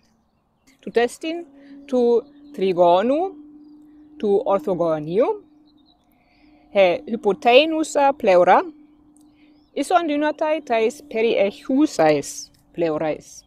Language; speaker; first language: Greek; non-native, fluent; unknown